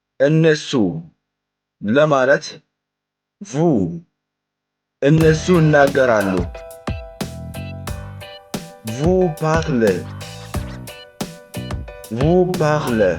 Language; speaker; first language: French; non-native, fluent; Amharic